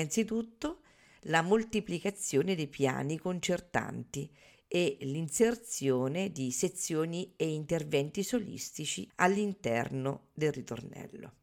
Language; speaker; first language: Italian; native; Italian